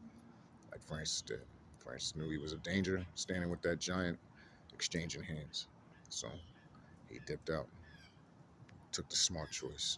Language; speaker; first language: English; native; English